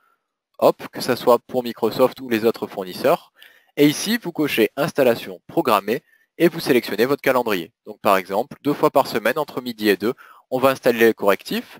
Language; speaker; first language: French; native; French